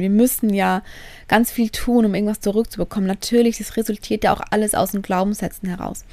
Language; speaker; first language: German; native; German